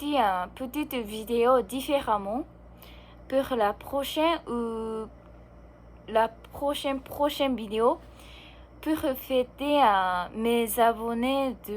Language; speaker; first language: French; non-native, learner; Japanese